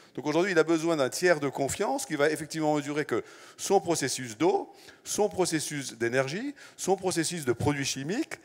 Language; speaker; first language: French; native; French